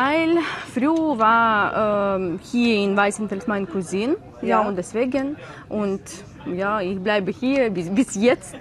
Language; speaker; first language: German; non-native, learner; Ukrainian